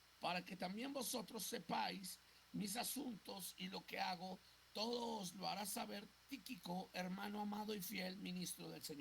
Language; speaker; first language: Spanish; native; Spanish